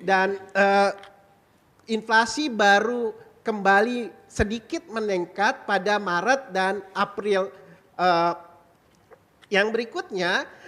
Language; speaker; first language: Indonesian; native; Indonesian